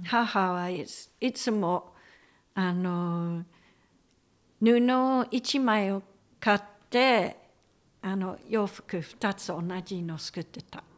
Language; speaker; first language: Japanese; non-native, fluent; English